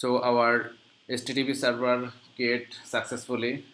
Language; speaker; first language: English; non-native, local second language; Bangla